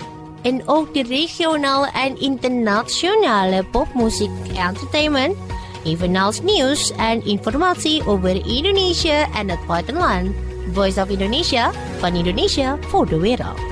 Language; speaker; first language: Dutch; non-native, fluent; Indonesian